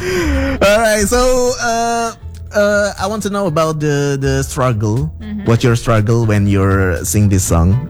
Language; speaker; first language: English; non-native, fluent; Indonesian